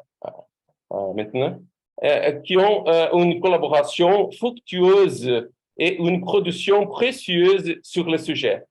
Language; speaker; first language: French; non-native, fluent; Portuguese